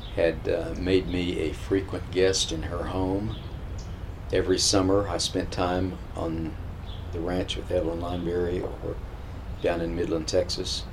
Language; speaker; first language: English; native; English